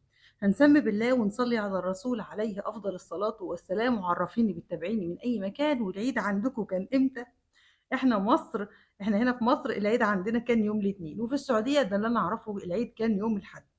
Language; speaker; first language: Arabic; native; Arabic